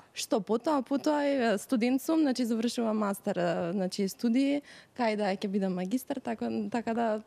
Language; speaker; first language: Macedonian; native; Macedonian